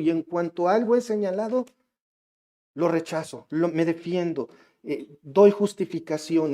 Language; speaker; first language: Spanish; native; Spanish